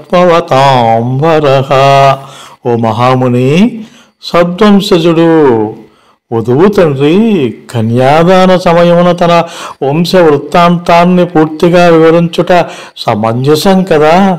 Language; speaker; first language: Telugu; native; Telugu